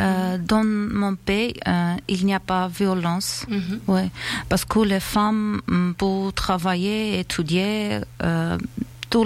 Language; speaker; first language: French; non-native, learner; Armenian